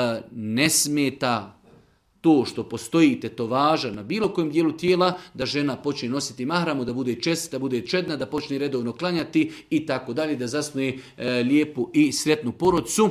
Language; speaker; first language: Croatian; native; Croatian